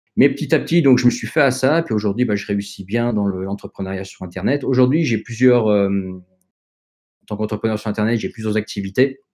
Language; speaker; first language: French; early bilingual, other home language; Dutch